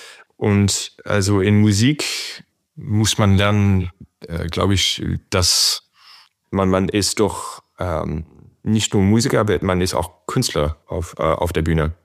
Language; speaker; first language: German; non-native, fluent; French